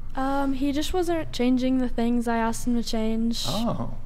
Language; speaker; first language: English; native; English